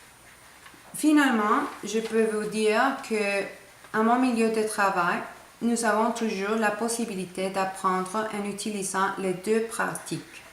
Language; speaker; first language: French; non-native, fluent; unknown